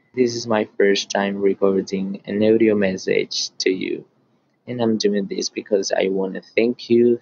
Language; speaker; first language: English; native; English